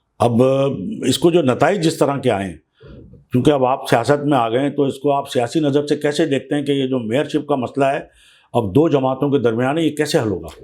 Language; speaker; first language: Urdu; native; Urdu